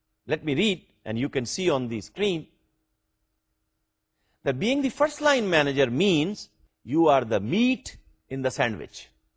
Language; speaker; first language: English; non-native, local second language; Urdu